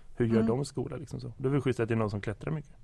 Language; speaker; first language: Swedish; native; Swedish